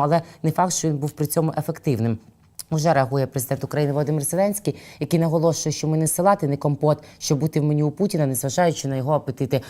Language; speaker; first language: Ukrainian; native; Ukrainian